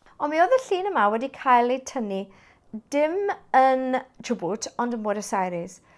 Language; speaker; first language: Welsh; non-native, local second language; English